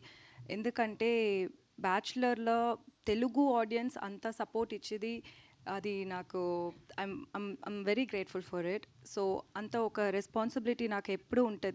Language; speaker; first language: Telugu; non-native, learner; Tamil